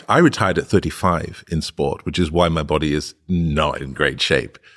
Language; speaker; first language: English; native; English